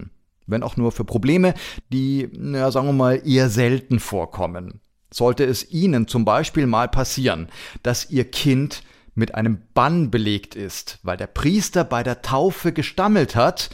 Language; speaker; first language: German; native; German